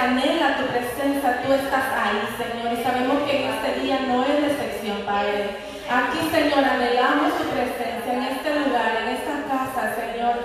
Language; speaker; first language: Spanish; native; Spanish